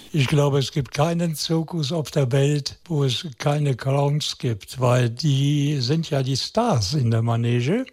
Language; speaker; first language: German; native; German